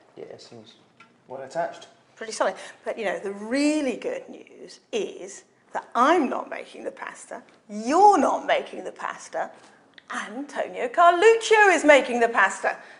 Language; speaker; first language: English; native; English